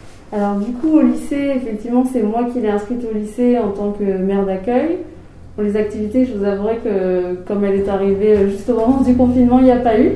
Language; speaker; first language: French; native; French